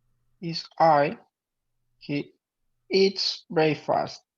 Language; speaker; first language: English; non-native, learner; Spanish